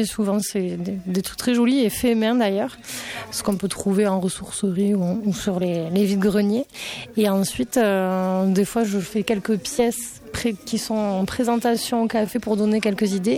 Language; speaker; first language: French; native; French